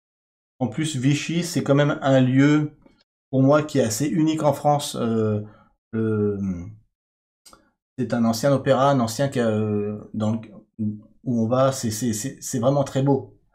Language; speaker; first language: French; native; French